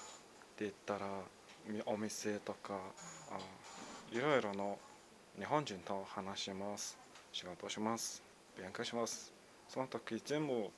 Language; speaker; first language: Japanese; non-native, learner; Mongolian